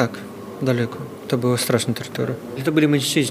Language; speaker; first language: Polish; non-native, fluent; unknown